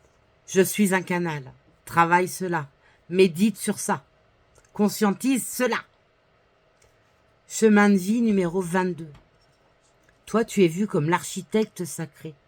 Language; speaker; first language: French; native; French